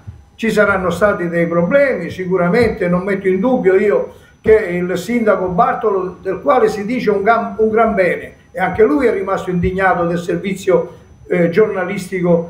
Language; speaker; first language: Italian; native; Italian